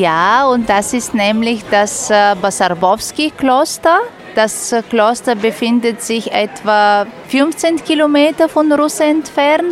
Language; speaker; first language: German; non-native, fluent; Bulgarian